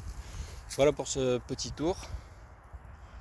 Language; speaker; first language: French; native; French